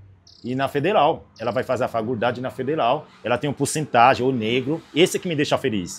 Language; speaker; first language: Portuguese; non-native, learner; Haitian Creole